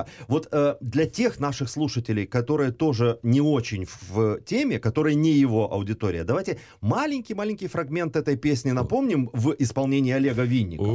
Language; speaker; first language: Russian; native; Russian